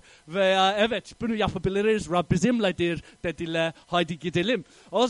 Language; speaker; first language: Turkish; non-native, fluent; English